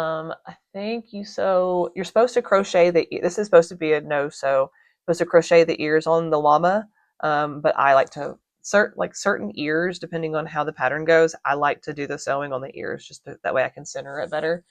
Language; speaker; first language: English; native; English